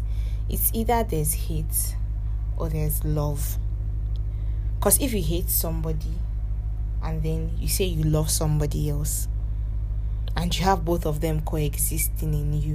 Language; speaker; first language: English; non-native, local second language; Yoruba